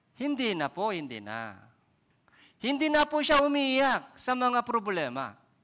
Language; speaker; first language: Filipino; non-native, fluent; Korean